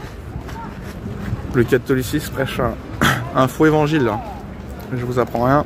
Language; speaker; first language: French; native; French